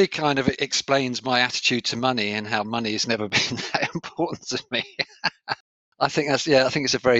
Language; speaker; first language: English; native; English